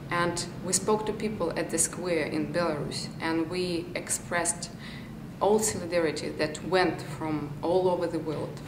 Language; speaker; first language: English; non-native, fluent; Belarusian